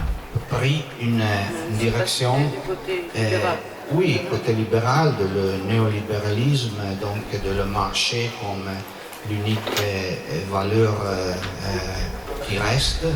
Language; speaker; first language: French; non-native, learner; Italian